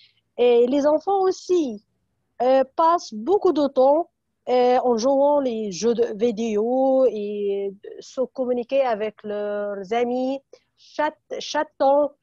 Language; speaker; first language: French; non-native, fluent; Arabic